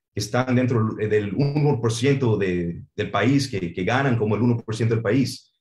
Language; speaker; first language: Spanish; early bilingual, heritage; Spanish